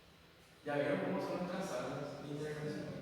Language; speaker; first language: Spanish; native; Spanish